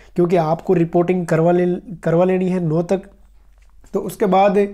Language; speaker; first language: Hindi; native; Hindi